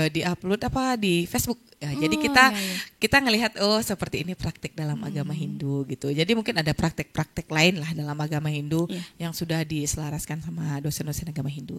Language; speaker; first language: Indonesian; native; Indonesian